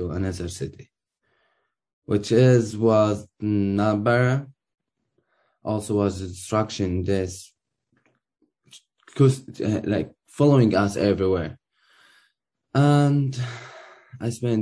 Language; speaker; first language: English; non-native, learner; Arabic